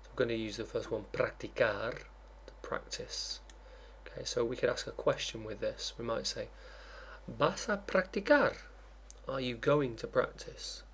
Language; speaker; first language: English; native; English